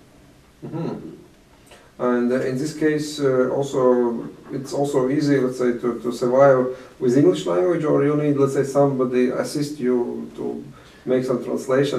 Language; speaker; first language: English; non-native, fluent; Latvian